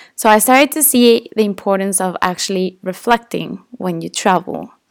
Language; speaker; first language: English; non-native, fluent; Spanish